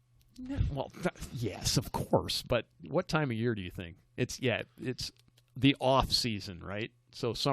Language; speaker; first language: English; native; English